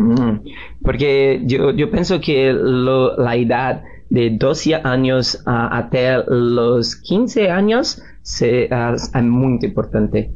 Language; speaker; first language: Spanish; non-native, learner; Portuguese